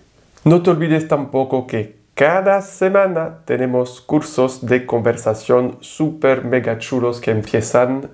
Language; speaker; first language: Spanish; non-native, fluent; French